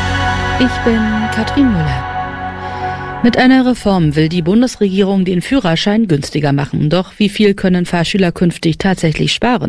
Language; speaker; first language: German; native; German